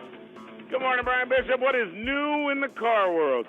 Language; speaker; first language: English; native; English